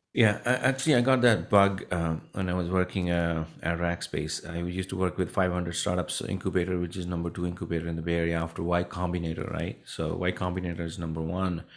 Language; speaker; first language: English; non-native, local second language; Punjabi